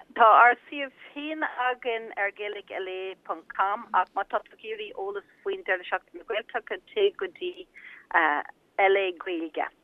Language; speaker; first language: Irish; early bilingual, heritage; Irish